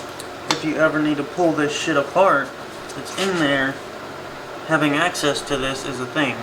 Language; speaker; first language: English; native; English